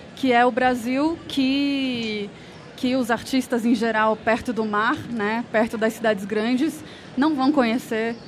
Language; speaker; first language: Spanish; non-native, learner; Portuguese